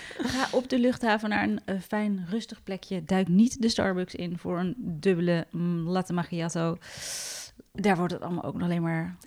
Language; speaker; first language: Dutch; native; Dutch